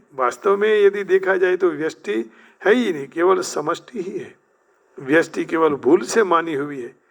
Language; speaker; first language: Hindi; non-native, local second language; Gujarati